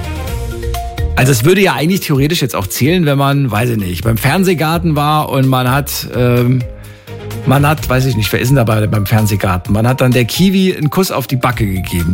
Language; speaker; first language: German; native; German